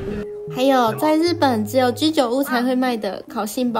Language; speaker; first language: Chinese; native; Chinese